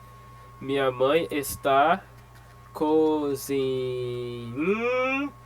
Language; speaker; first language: Portuguese; non-native, fluent; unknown